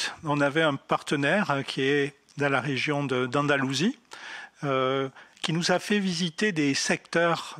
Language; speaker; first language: French; native; French